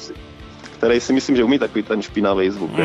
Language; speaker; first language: Czech; native; Czech